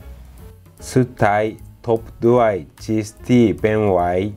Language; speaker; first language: Thai; non-native, fluent; Japanese